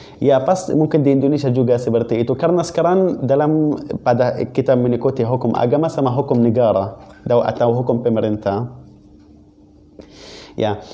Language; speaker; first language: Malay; non-native, fluent; Arabic